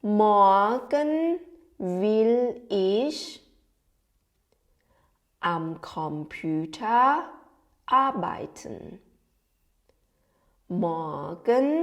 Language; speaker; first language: German; non-native, fluent; Thai